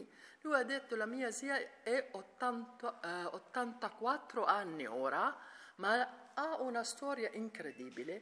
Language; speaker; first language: Italian; non-native, learner; Arabic